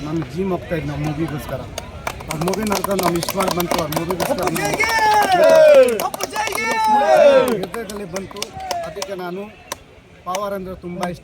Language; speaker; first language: Kannada; non-native, local second language; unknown